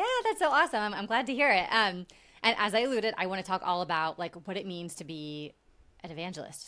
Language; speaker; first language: English; native; English